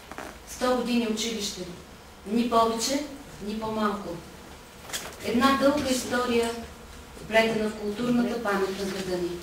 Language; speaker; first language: Bulgarian; native; Bulgarian